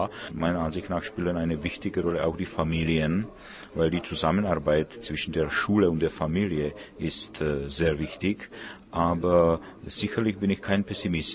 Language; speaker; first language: German; non-native, fluent; Czech